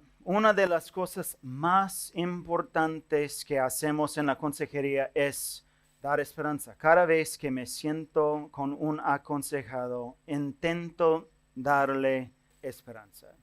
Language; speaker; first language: Spanish; non-native, fluent; English